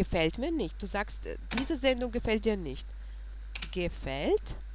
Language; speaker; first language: German; non-native, fluent; Russian